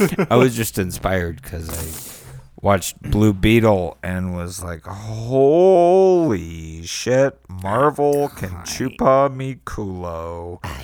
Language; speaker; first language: English; early bilingual, other home language; Spanish